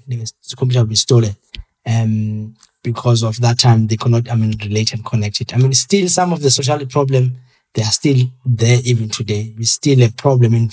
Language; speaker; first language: English; non-native, local second language; Xhosa